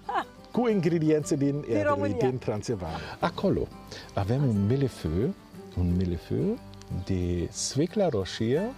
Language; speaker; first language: Romanian; non-native, learner; German